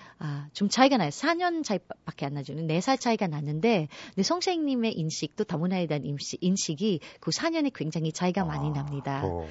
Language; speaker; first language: Korean; non-native, fluent; Filipino